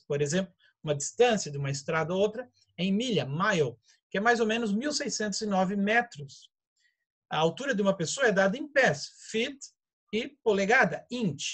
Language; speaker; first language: Portuguese; native; Portuguese